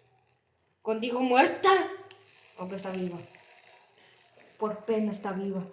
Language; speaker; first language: Spanish; native; Spanish